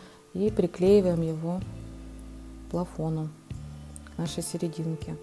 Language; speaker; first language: Russian; native; Russian